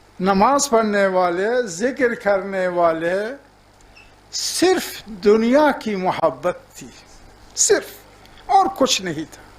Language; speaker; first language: Urdu; non-native, fluent; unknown